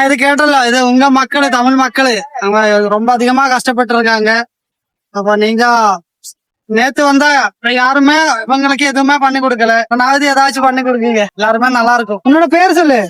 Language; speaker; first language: Tamil; non-native, learner; Malayalam